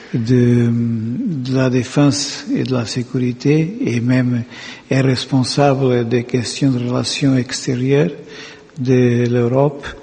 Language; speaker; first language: French; non-native, fluent; Portuguese